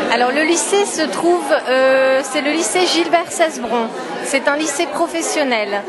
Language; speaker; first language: French; native; French